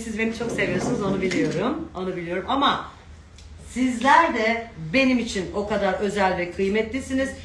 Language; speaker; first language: Turkish; native; Turkish